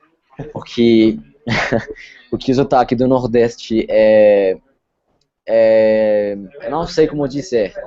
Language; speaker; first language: Portuguese; non-native, fluent; Spanish